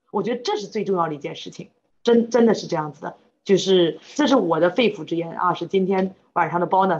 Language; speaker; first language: Chinese; native; Chinese